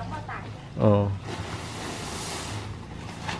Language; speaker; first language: Vietnamese; non-native, local second language; Hmong